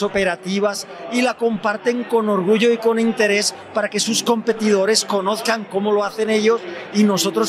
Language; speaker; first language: Spanish; native; Spanish